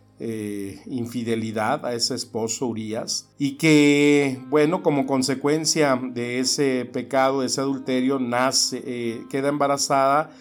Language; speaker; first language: Spanish; native; Spanish